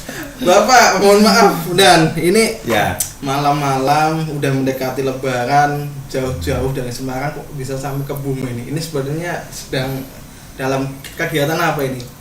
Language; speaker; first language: Indonesian; native; Indonesian